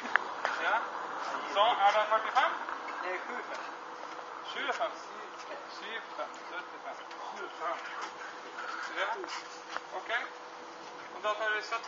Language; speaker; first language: Norwegian; non-native, learner; Latvian